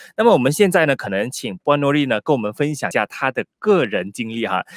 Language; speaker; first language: Chinese; native; Chinese